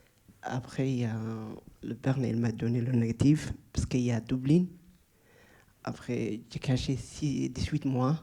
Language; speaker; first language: French; non-native, learner; Somali